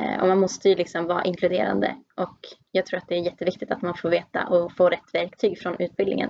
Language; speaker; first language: Swedish; native; Swedish